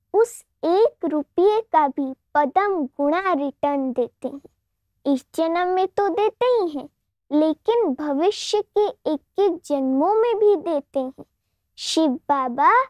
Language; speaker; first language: Hindi; non-native, local second language; Gujarati